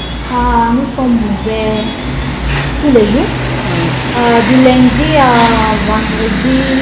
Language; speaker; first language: French; non-native, local second language; English